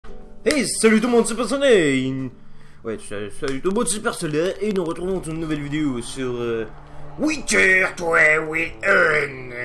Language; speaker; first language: French; native; French